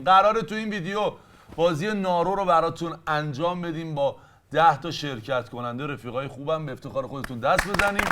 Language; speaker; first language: Persian; native; Persian